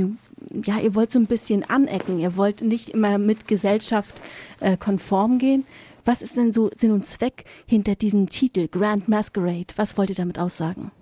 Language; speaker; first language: German; native; German